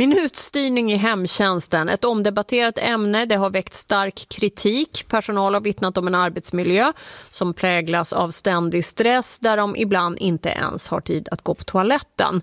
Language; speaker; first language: Swedish; native; Swedish